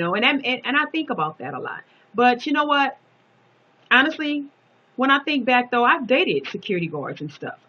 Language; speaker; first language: English; native; English